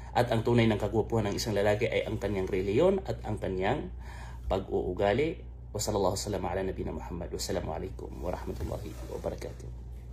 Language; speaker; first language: Filipino; non-native, local second language; Maranao